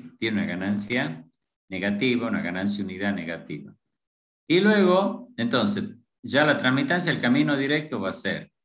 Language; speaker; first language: Spanish; native; Spanish